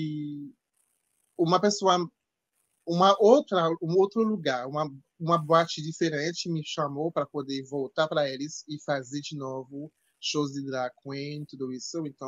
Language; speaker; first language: Portuguese; non-native, fluent; French